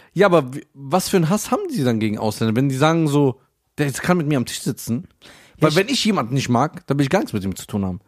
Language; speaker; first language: German; early bilingual, other home language; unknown